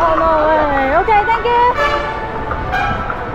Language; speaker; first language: English; non-native, learner; Korean